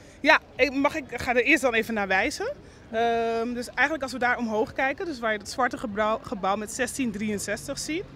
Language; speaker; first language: Dutch; non-native, local second language; Papiamento